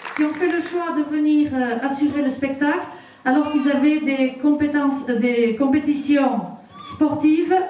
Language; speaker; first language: French; native; French